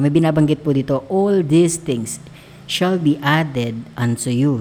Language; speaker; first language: English; non-native, local second language; Filipino